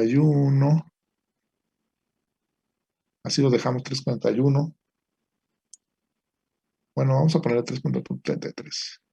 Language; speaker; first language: Spanish; native; Spanish